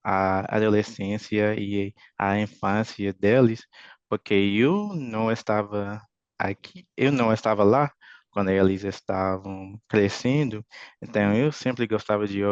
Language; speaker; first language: Portuguese; non-native, fluent; English